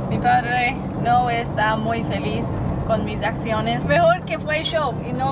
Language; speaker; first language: Spanish; non-native, learner; English